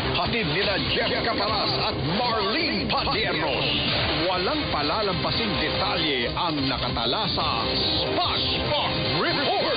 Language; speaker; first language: Filipino; native; Filipino